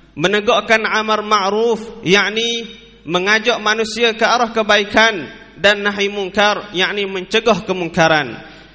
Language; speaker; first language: Malay; native; Malay